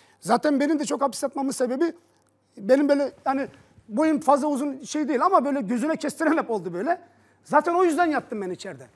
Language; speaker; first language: Turkish; early bilingual, heritage; Turkish